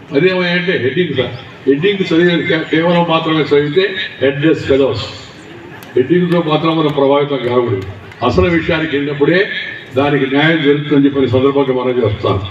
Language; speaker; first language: Telugu; native; Telugu